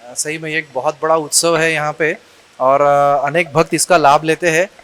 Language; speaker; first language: Hindi; non-native, local second language; Marathi